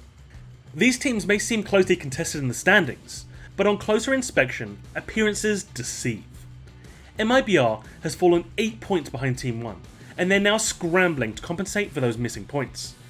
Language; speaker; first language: English; native; English